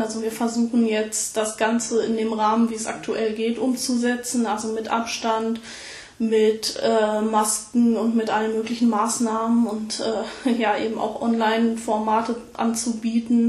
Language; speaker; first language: German; native; German